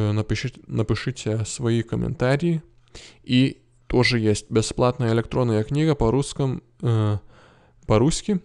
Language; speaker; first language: Russian; non-native, fluent; Lithuanian